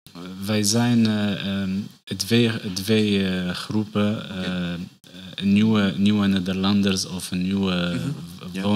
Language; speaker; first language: Dutch; non-native, learner; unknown